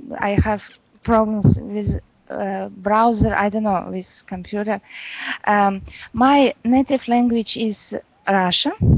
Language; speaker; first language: English; non-native, learner; Russian